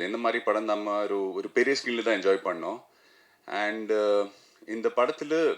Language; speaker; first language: Tamil; non-native, fluent; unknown